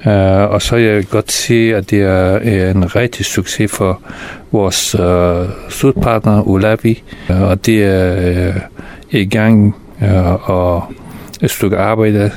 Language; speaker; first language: Danish; non-native, fluent; Persian